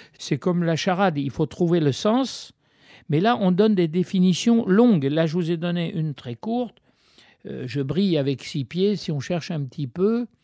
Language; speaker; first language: French; early bilingual, other home language; Arabic